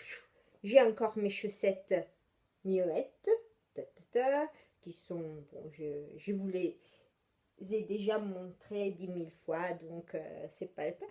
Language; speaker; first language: French; non-native, fluent; Italian